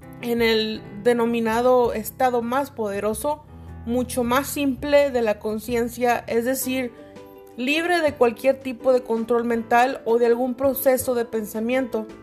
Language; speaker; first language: Spanish; native; Spanish